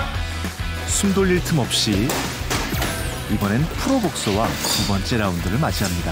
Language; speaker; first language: Korean; native; Korean